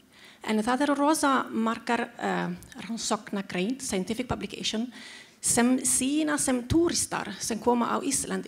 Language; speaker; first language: Icelandic; non-native, learner; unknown